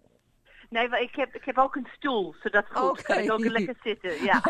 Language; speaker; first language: Dutch; early bilingual, heritage; English